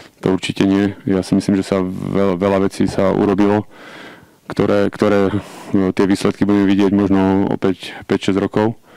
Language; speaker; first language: Slovak; native; Slovak